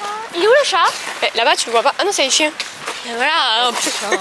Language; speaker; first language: French; native; French